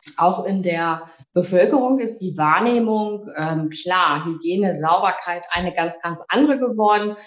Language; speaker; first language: German; native; German